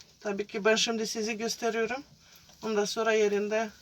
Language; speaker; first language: Turkish; non-native, fluent; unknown